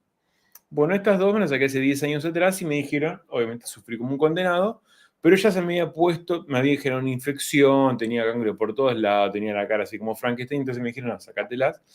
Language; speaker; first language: Spanish; native; Spanish